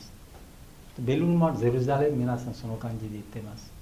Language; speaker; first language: Japanese; non-native, fluent; Bangla